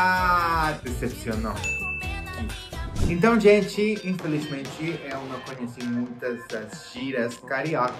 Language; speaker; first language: Portuguese; non-native, fluent; Spanish